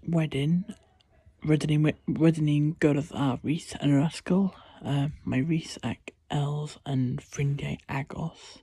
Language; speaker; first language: Welsh; non-native, local second language; English